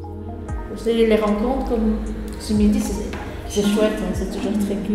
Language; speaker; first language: French; native; French